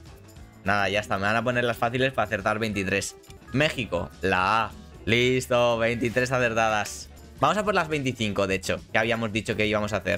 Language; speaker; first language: Spanish; native; Spanish